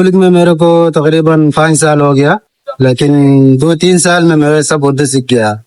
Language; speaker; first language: Hindi; non-native, learner; Arabic